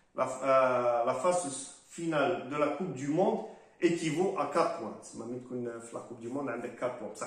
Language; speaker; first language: French; non-native, local second language; Arabic